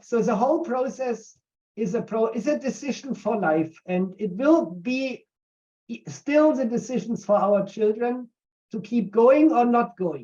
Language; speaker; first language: English; non-native, fluent; German